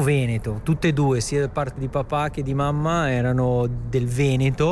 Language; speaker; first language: Italian; native; Italian